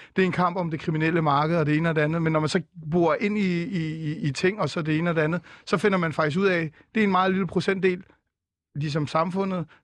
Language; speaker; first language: Danish; native; Danish